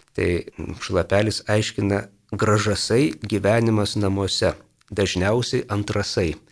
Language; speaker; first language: Lithuanian; native; Lithuanian